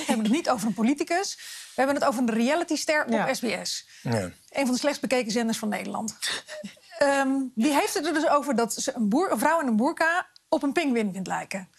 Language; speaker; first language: Dutch; native; Dutch